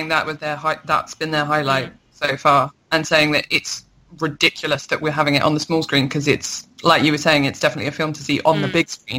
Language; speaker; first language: English; native; English